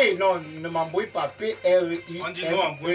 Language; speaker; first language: French; native; French